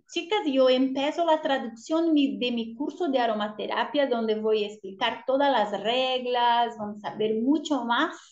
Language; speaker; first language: Spanish; non-native, learner; Portuguese